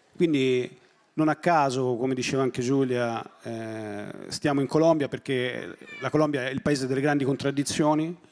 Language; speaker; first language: Italian; native; Italian